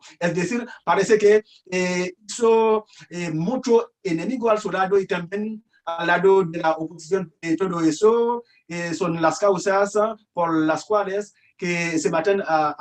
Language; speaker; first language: Spanish; non-native, learner; Haitian Creole